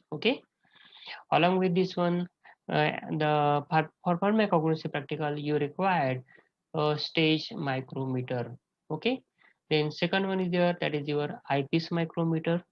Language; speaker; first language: English; non-native, local second language; Marathi